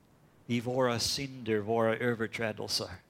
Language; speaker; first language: Swedish; non-native, fluent; English